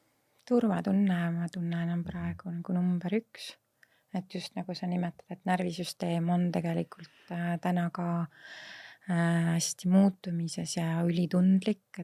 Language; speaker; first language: Estonian; native; Estonian